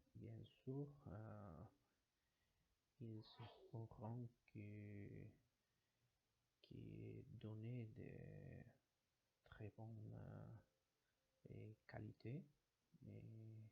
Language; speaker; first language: French; non-native, learner; Spanish